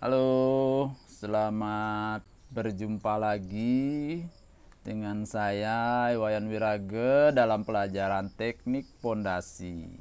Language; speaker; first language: Indonesian; native; Indonesian